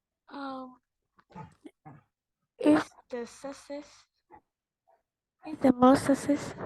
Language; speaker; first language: English; non-native, learner; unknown